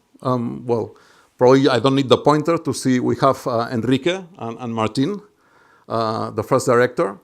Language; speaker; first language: English; non-native, fluent; Catalan